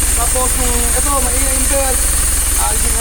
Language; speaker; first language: Filipino; native; Filipino